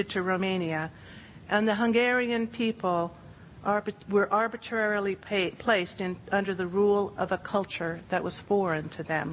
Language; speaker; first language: English; native; English